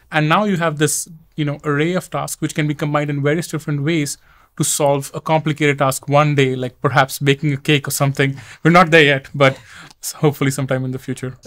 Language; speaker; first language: English; non-native, local second language; Hindi